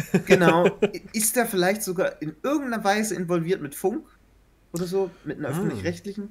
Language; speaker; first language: German; native; German